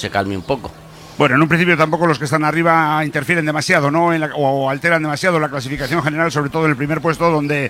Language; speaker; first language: Spanish; native; Spanish